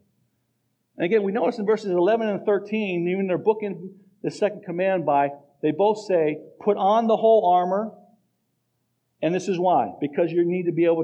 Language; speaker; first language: English; native; English